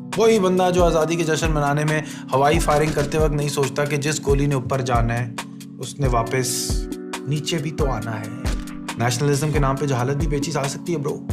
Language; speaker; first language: Urdu; native; Urdu